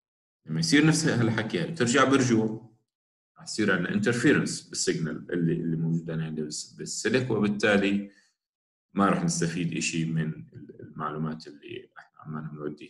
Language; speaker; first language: Arabic; native; Arabic